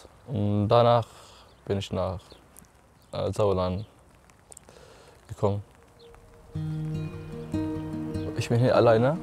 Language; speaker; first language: German; non-native, learner; Arabic